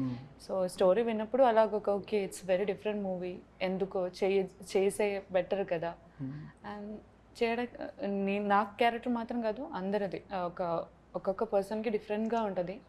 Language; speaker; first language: Telugu; non-native, learner; Malayalam